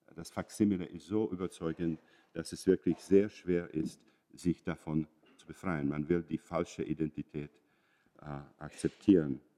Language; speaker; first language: German; non-native, fluent; Czech